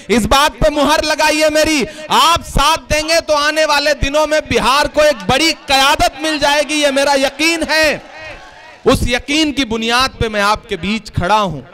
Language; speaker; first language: Hindi; native; Hindi